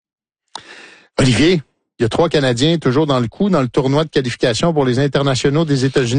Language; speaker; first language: French; native; French